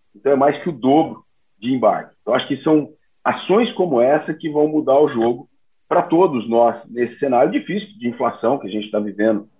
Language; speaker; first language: Portuguese; native; Portuguese